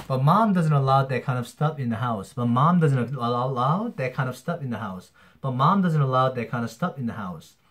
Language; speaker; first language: English; non-native, fluent; Korean